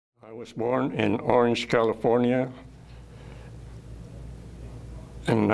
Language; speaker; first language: English; native; English